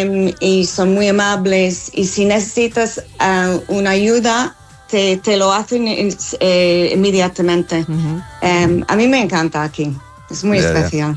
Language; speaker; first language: Spanish; non-native, fluent; English